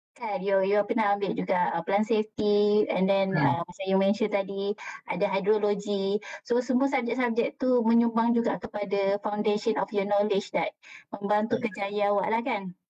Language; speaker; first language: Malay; native; Malay